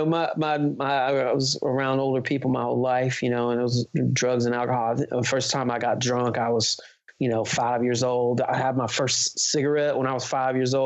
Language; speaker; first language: English; native; English